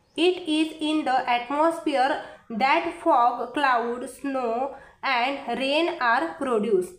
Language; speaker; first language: English; non-native, local second language; Marathi